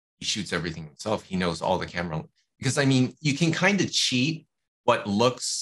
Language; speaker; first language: English; native; English